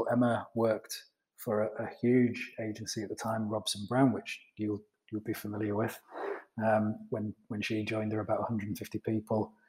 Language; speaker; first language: English; native; English